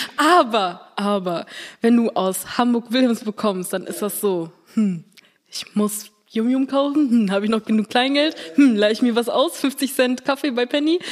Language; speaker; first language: German; early bilingual, other home language; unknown